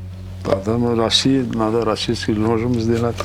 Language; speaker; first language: Russian; non-native, learner; Azerbaijani